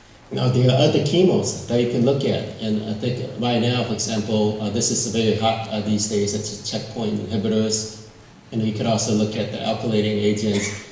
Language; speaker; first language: English; non-native, fluent; Min Nan Chinese